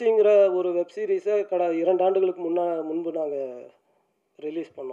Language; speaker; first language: Tamil; native; Tamil